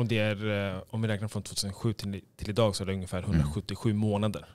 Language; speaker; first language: Swedish; native; Swedish